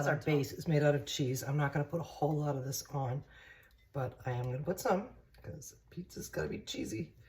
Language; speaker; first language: English; native; English